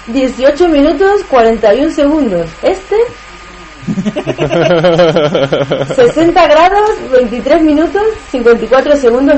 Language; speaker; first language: Spanish; native; Spanish